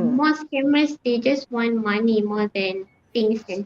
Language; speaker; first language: English; non-native, fluent; Malay